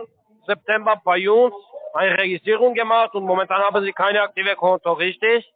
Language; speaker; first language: German; non-native, learner; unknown